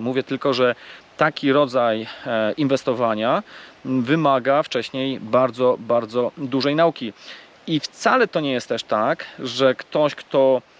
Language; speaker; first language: Polish; native; Polish